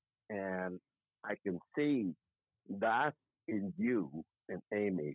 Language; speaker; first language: English; non-native, fluent; Vietnamese